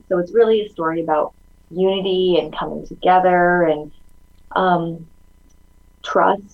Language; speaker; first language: English; early bilingual, other home language; Chinese